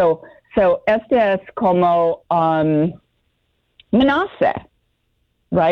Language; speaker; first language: Spanish; non-native, learner; English